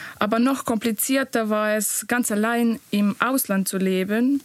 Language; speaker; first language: German; non-native, learner; Bosnian